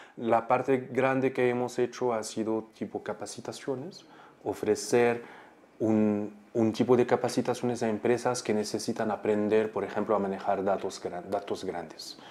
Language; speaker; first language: Spanish; non-native, fluent; Arabic